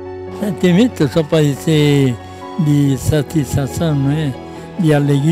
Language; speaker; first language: Portuguese; non-native, fluent; Italian